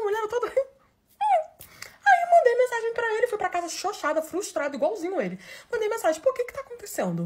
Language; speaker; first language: Portuguese; native; Portuguese